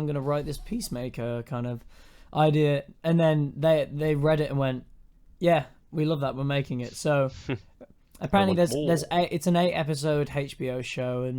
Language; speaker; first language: English; native; English